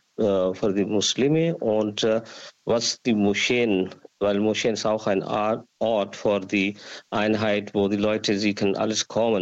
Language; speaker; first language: German; non-native, learner; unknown